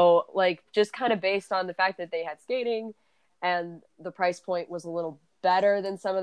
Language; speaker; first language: English; native; English